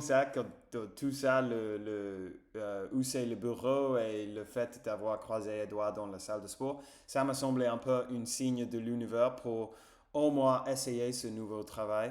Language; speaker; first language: French; non-native, fluent; English